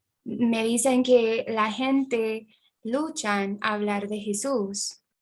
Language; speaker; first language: Spanish; non-native, fluent; English